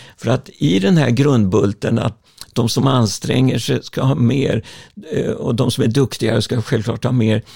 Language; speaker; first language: Swedish; native; Swedish